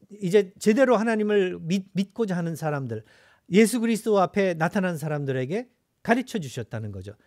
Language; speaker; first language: Korean; native; Korean